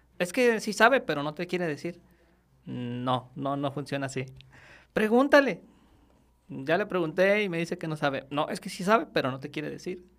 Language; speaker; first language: Spanish; native; Spanish